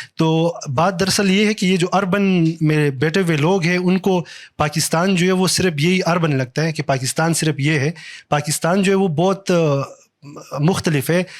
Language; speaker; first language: Urdu; non-native, local second language; Pashto